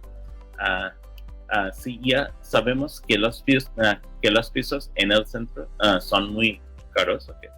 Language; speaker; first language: Spanish; non-native, learner; English